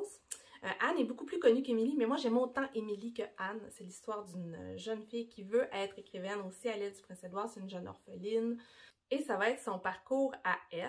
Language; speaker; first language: French; native; French